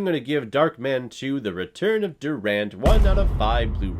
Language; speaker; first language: English; native; English